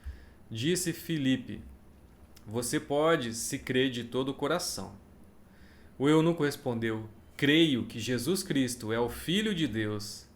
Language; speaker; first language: Portuguese; native; Portuguese